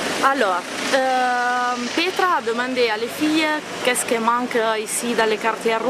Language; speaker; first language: French; non-native, learner; Italian